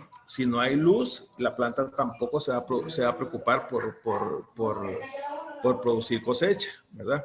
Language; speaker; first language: Spanish; native; Spanish